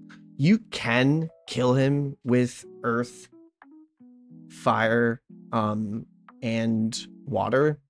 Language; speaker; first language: English; native; English